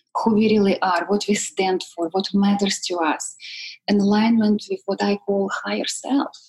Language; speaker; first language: English; non-native, fluent; Russian